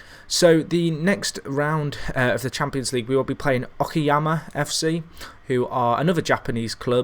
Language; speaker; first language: English; native; English